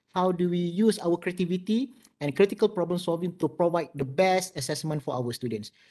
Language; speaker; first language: English; non-native, local second language; Malay